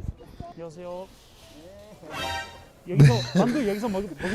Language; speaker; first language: Korean; non-native, fluent; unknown